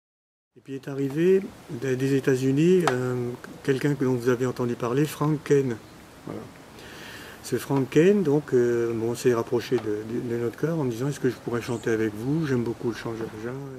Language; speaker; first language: French; early bilingual, other home language; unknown